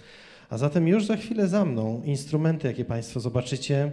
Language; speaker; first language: Polish; native; Polish